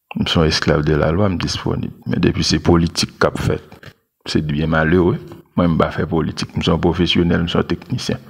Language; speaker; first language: French; non-native, local second language; Haitian Creole